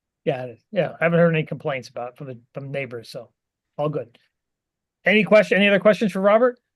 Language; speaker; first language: English; native; English